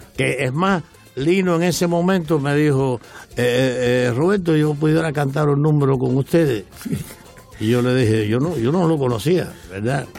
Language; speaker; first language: Spanish; native; Spanish